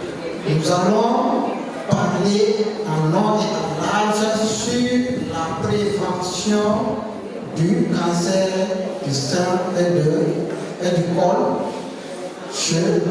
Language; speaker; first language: French; non-native, local second language; Wolof